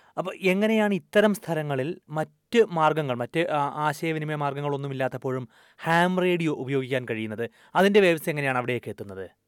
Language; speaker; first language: Malayalam; native; Malayalam